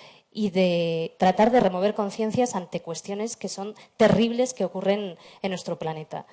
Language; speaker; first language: Spanish; native; Spanish